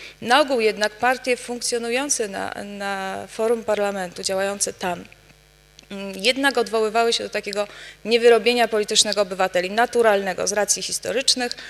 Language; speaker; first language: Polish; native; Polish